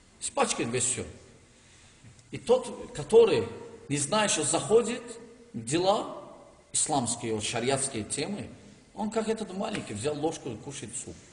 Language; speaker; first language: Russian; non-native, learner; Turkish